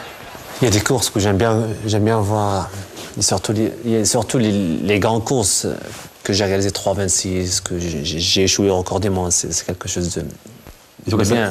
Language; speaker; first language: French; non-native, local second language; Arabic